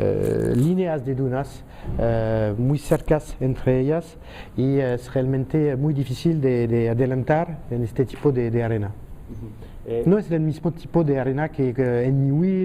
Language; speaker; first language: Spanish; non-native, fluent; French